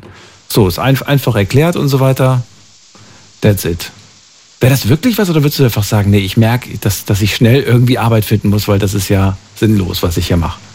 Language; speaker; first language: German; native; German